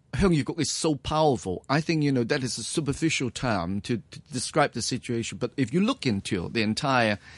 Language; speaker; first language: English; non-native, local second language; Cantonese